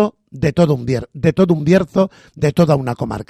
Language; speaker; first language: Spanish; native; Spanish